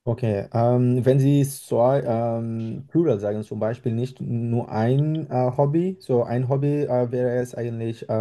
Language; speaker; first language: German; non-native, learner; Bangla